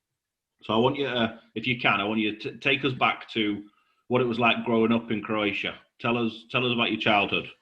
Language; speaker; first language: English; native; English